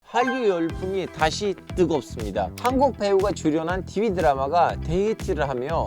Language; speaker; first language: Korean; non-native, fluent; Turkish